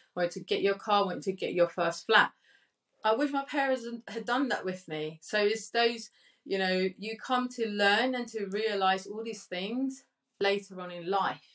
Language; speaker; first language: English; early bilingual, other home language; Spanish